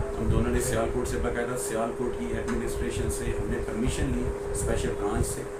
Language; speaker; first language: Urdu; early bilingual, heritage; Urdu